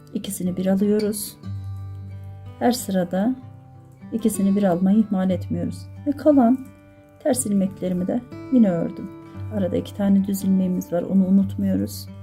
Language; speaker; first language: Turkish; native; Turkish